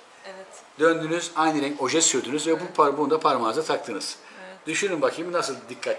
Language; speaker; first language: Turkish; native; Turkish